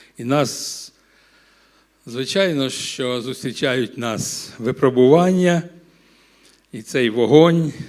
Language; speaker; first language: Ukrainian; non-native, local second language; Russian